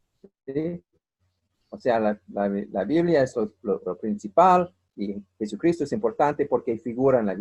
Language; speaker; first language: Spanish; non-native, fluent; English